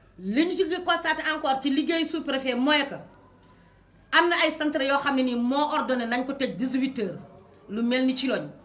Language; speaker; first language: Wolof; non-native, local second language; Fula